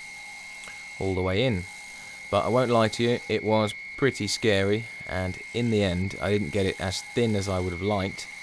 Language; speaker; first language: English; native; English